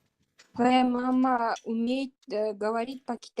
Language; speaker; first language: Russian; non-native, local second language; Kyrgyz